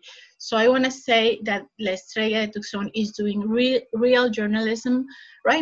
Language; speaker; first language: English; non-native, fluent; Spanish